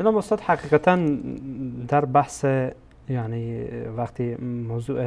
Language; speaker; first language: Persian; native; Persian